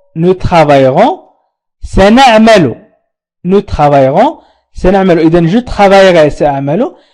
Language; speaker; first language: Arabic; native; Arabic